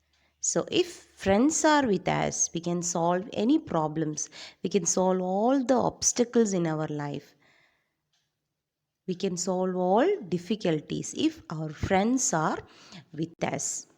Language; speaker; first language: English; non-native, local second language; Malayalam